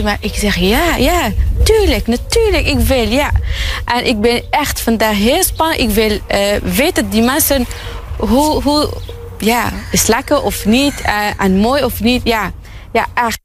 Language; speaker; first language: Dutch; non-native, learner; Arabic